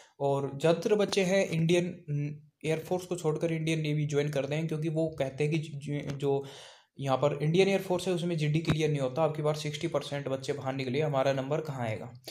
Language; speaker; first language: Hindi; native; Hindi